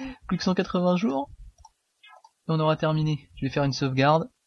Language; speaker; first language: French; native; French